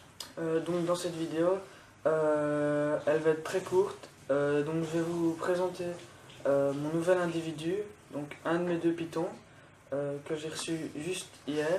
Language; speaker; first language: French; native; French